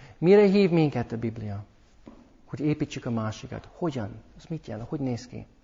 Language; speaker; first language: Hungarian; early bilingual, heritage; English